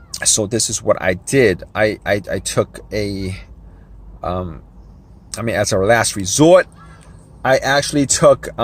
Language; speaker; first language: English; native; English